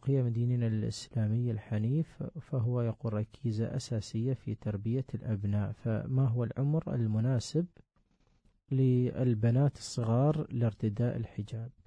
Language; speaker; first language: Arabic; native; Arabic